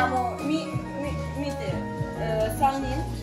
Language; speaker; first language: Japanese; non-native, learner; Russian